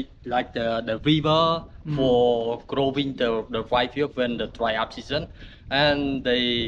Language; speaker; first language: English; non-native, learner; Khmer